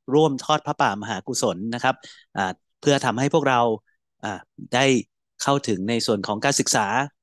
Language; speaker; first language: Thai; native; Thai